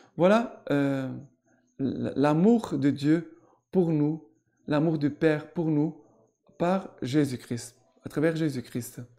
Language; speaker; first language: French; non-native, fluent; Portuguese